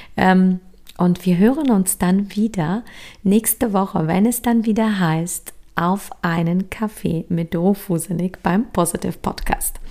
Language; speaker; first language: German; early bilingual, other home language; Polish